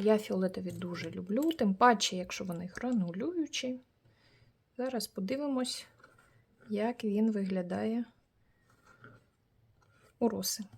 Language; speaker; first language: Ukrainian; native; Ukrainian